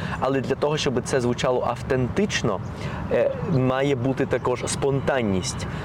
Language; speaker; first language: Ukrainian; non-native, fluent; Spanish